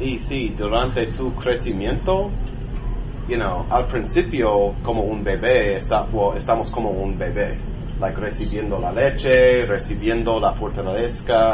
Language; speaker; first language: Spanish; non-native, learner; English